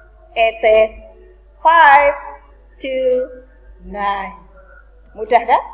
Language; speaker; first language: English; non-native, learner; Indonesian